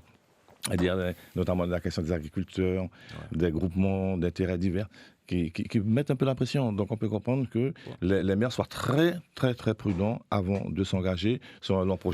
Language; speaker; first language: French; native; French